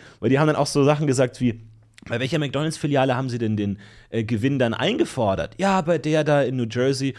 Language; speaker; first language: German; native; German